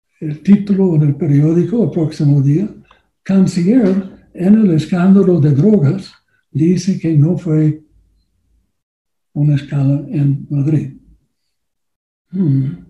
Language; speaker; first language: Spanish; non-native, learner; English